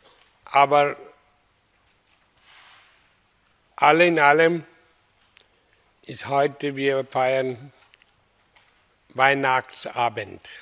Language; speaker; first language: German; non-native, learner; Hindi